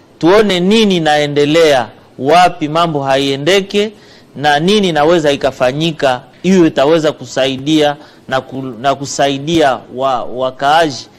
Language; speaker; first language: Swahili; native; Swahili